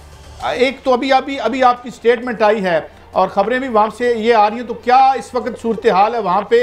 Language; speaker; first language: Urdu; native; Urdu